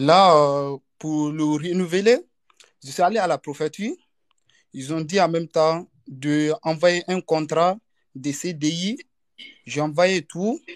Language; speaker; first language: French; non-native, learner; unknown